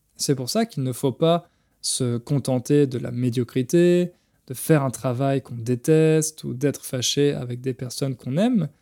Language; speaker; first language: French; native; French